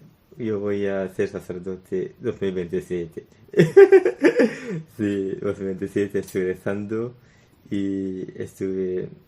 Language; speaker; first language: Spanish; non-native, learner; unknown